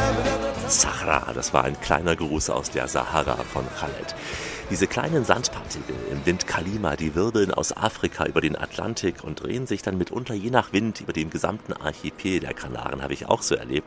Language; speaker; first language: German; native; German